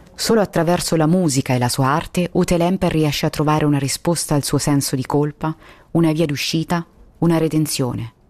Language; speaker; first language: Italian; native; Italian